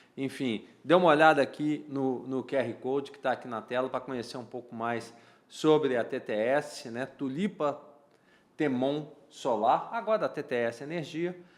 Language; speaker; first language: Portuguese; native; Portuguese